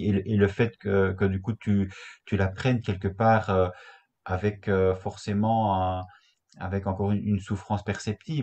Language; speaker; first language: French; native; French